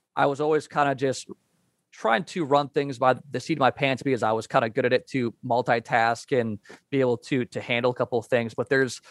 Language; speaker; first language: English; native; English